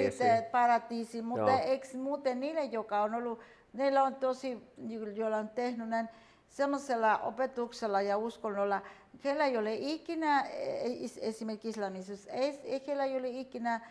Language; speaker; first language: Finnish; non-native, fluent; Spanish